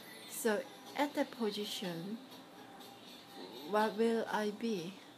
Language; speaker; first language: English; non-native, learner; Korean